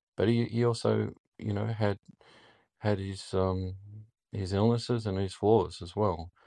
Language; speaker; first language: English; native; English